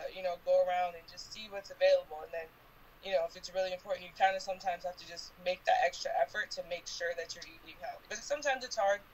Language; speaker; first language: English; native; English